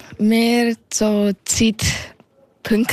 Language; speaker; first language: German; early bilingual, heritage; German